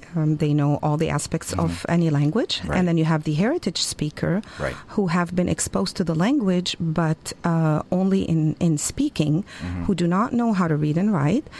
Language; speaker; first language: English; non-native, fluent; Arabic